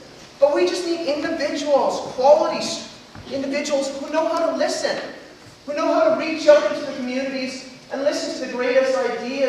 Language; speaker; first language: English; native; English